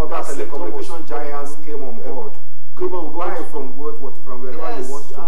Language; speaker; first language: English; non-native, local second language; Yoruba